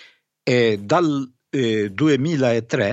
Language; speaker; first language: Italian; non-native, fluent; Albanian